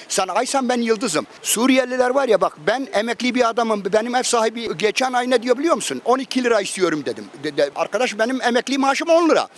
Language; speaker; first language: Turkish; native; Turkish